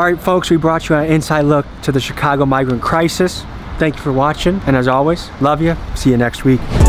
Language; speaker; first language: English; native; English